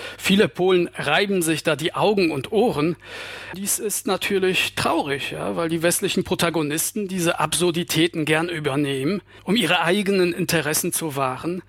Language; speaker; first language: German; non-native, fluent; Polish